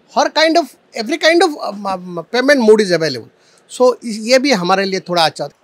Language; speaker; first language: Hindi; non-native, local second language; Assamese